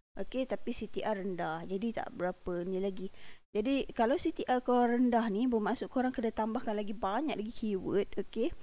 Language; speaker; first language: Malay; native; Malay